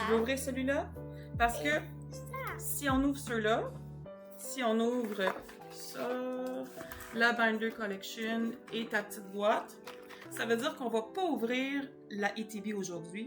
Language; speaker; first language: French; native; French